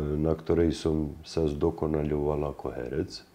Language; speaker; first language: Slovak; native; Slovak